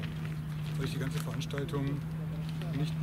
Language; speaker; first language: German; native; German